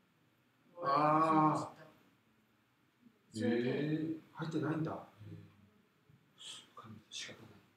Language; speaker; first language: Japanese; non-native, fluent; Korean